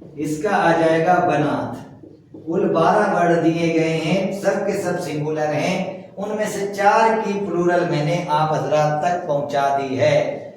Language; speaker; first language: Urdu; native; Urdu